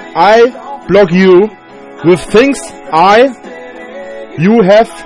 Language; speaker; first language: English; non-native, learner; German